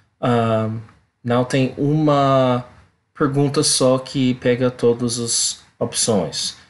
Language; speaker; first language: Portuguese; non-native, learner; English